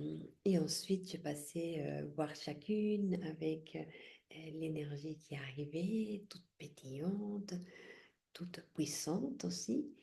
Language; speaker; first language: French; non-native, fluent; Spanish